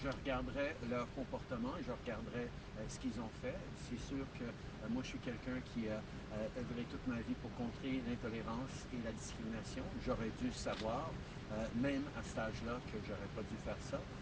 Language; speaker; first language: French; native; French